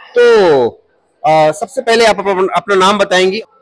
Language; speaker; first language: Hindi; native; Hindi